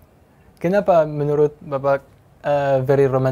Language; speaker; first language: Indonesian; non-native, fluent; French